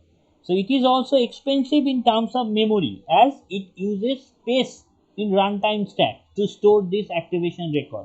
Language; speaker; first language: English; non-native, local second language; Bangla